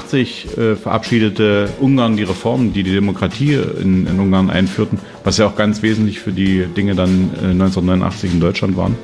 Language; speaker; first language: German; native; German